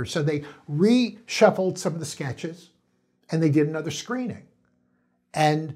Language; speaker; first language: English; native; English